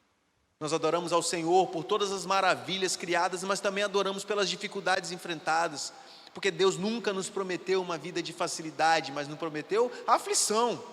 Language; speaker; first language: Portuguese; native; Portuguese